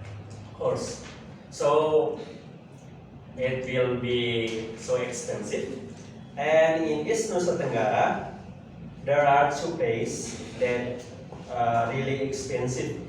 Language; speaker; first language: English; non-native, learner; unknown